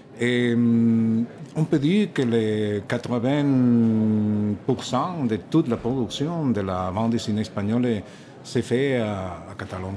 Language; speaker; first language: French; non-native, learner; Catalan